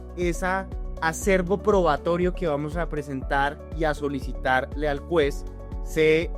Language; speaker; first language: Spanish; native; Spanish